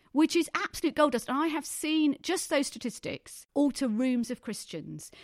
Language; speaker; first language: English; native; English